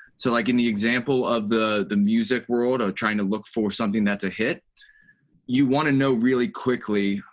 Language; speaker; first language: English; native; English